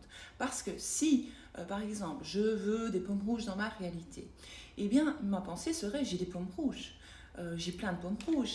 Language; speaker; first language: French; native; French